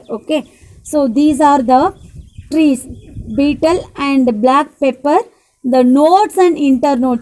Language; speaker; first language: English; non-native, local second language; Tamil